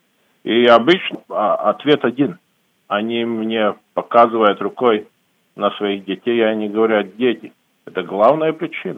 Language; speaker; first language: Russian; non-native, local second language; Latvian